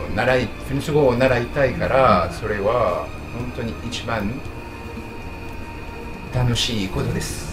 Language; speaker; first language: Japanese; non-native, learner; French